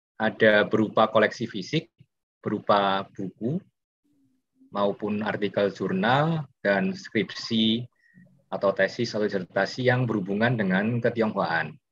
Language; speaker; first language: Indonesian; native; Indonesian